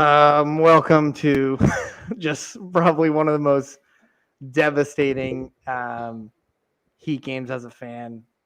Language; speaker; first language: English; native; English